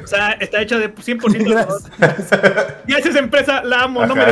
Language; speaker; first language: Spanish; native; Spanish